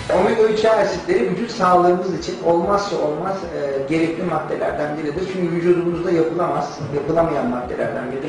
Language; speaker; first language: Turkish; native; Turkish